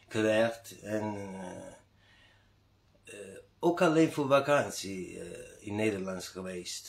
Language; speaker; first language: Dutch; non-native, learner; Italian